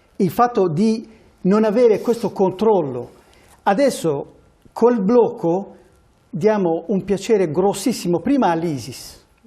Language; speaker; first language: Italian; early bilingual, other home language; Kurdish